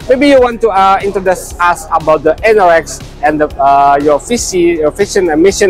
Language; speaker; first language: English; non-native, learner; Indonesian